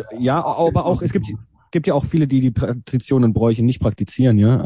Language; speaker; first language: German; native; German